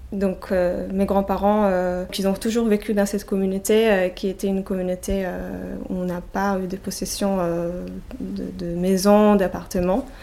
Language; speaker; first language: French; non-native, fluent; Hebrew